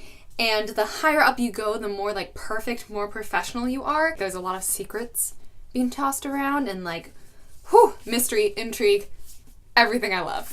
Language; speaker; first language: English; native; English